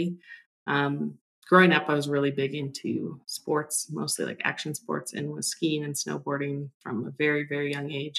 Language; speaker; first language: English; native; English